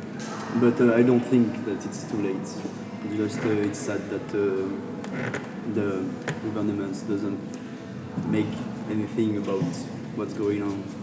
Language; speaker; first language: English; non-native, learner; French